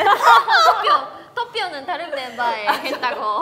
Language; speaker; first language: Korean; non-native, learner; Japanese